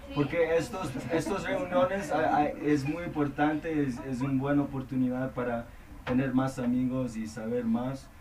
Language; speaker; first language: Spanish; non-native, learner; English